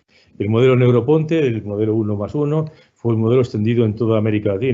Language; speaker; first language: Spanish; native; Spanish